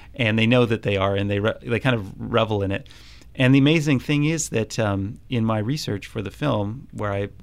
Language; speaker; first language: English; native; English